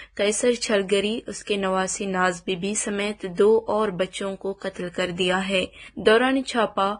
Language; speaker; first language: Urdu; non-native, local second language; Baluchi